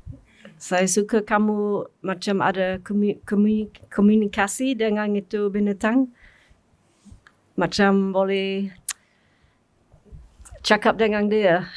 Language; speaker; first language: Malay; non-native, learner; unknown